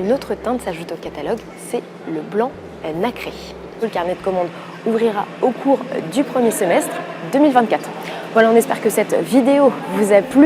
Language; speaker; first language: French; native; French